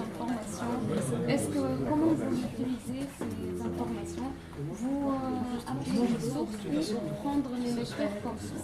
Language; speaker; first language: French; non-native, learner; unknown